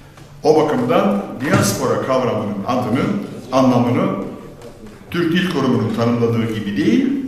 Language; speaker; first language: Turkish; native; Turkish